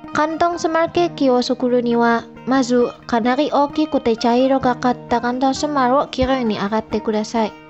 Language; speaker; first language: Japanese; non-native, fluent; Indonesian